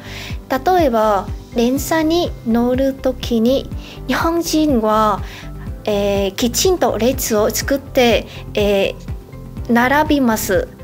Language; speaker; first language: Japanese; non-native, fluent; Vietnamese